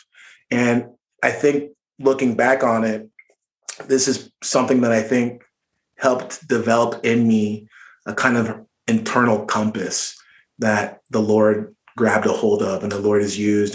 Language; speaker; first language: English; native; English